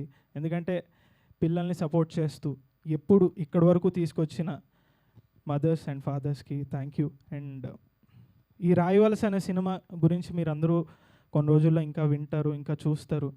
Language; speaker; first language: Telugu; native; Telugu